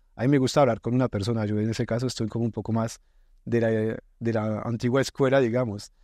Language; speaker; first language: Spanish; non-native, fluent; French